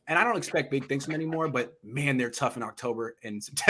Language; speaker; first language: English; native; English